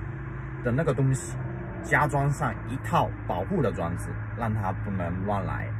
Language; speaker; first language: Chinese; native; Chinese